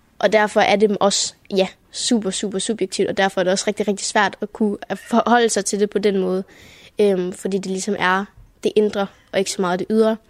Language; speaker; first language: Danish; early bilingual, heritage; Danish